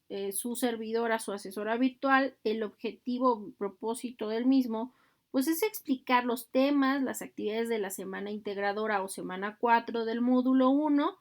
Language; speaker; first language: Spanish; native; Spanish